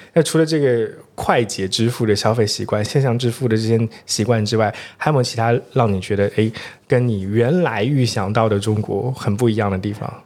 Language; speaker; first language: Chinese; native; Chinese